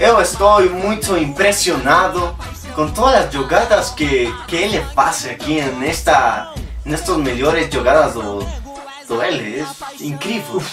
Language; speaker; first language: Portuguese; non-native, learner; Spanish